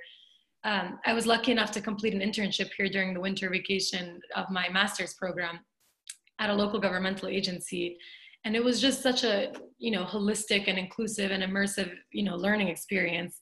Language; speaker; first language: English; native; English